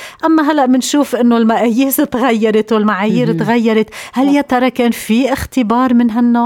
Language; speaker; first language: Arabic; native; Arabic